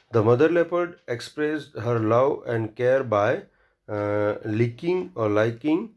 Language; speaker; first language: English; non-native, local second language; Gujarati